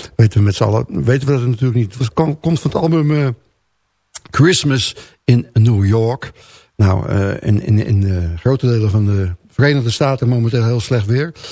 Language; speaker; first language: Dutch; native; Dutch